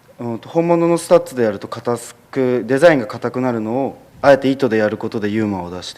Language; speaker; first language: Japanese; native; Japanese